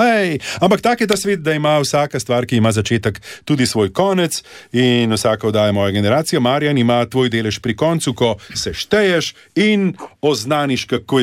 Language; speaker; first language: Slovenian; native; Slovenian